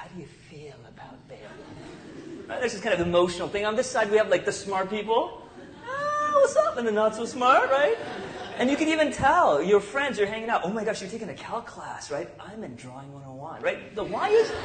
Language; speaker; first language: English; non-native, local second language; Tamil